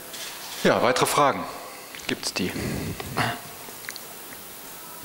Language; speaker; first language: German; native; German